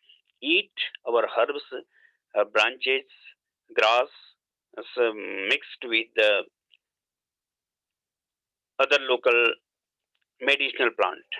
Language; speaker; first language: English; non-native, learner; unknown